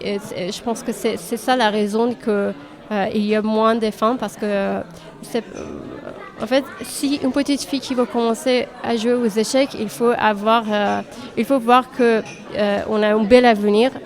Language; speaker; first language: French; non-native, fluent; Persian